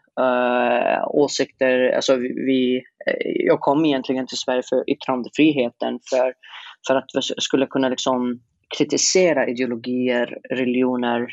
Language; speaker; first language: Swedish; non-native, fluent; Arabic